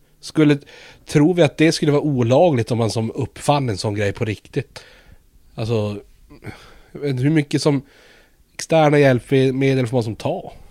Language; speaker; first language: Swedish; native; Swedish